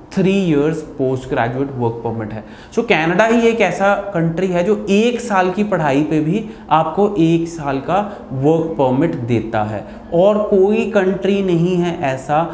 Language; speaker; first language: Hindi; non-native, local second language; Punjabi